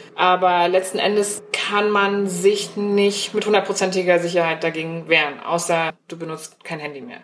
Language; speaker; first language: German; early bilingual, other home language; Chinese